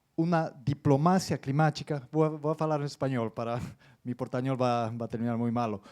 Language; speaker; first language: Portuguese; non-native, learner; Spanish